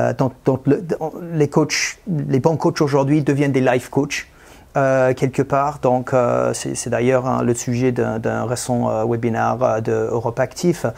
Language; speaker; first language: French; non-native, fluent; English